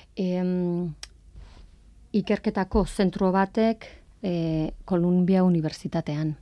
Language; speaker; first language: Basque; non-native, local second language; Spanish